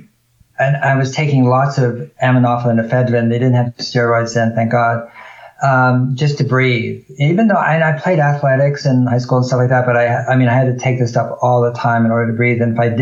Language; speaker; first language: English; native; English